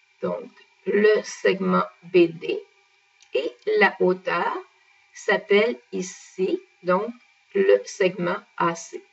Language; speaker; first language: French; native; French